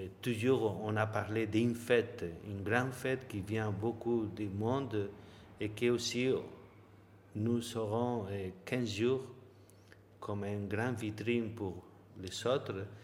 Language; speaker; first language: French; non-native, learner; Spanish